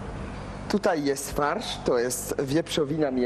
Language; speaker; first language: Polish; non-native, learner; French